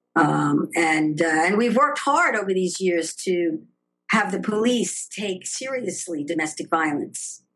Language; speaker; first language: English; native; English